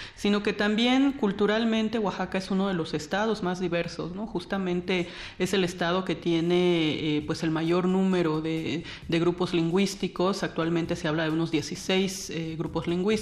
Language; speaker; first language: Spanish; native; Spanish